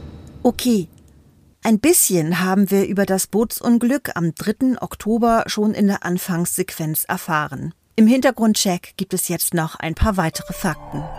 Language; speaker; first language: German; native; German